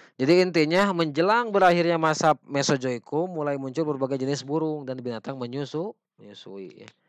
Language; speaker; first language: Indonesian; non-native, local second language; Sundanese